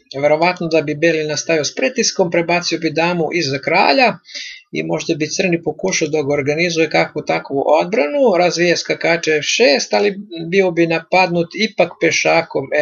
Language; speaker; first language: Serbian; native; Serbian